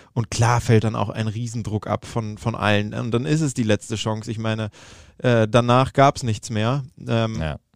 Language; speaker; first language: German; native; German